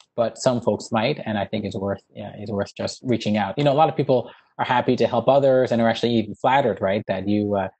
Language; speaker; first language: English; native; English